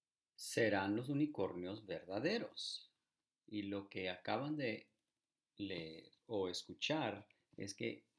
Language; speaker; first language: Spanish; early bilingual, heritage; Spanish